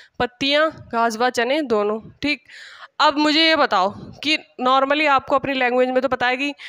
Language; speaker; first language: Hindi; native; Hindi